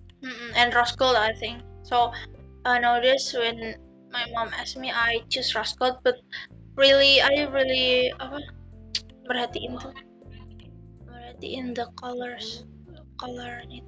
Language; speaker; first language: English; non-native, learner; Javanese